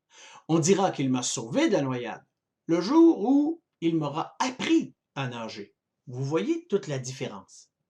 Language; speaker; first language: French; native; French